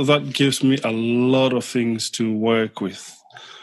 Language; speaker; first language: English; non-native, local second language; Nyanja